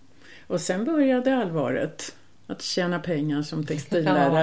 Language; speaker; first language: Swedish; native; Swedish